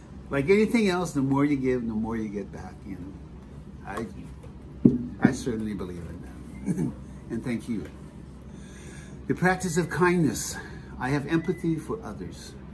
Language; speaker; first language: English; native; English